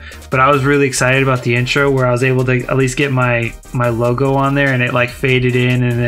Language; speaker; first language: English; native; English